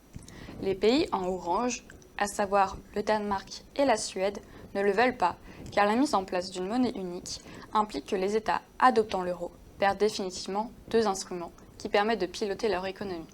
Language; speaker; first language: French; native; French